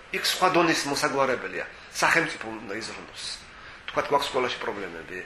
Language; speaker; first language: Georgian; native; Georgian